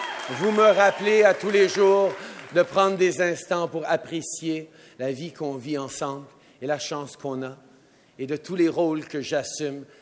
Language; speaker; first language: French; native; French